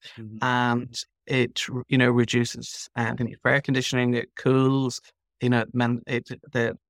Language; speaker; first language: English; native; English